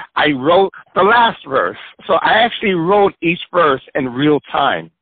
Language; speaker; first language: English; early bilingual, other home language; Spanish